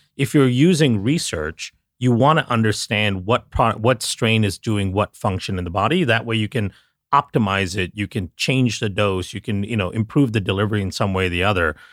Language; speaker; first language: English; non-native, local second language; Tamil